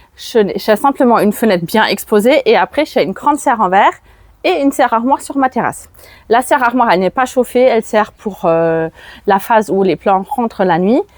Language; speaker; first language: French; non-native, fluent; German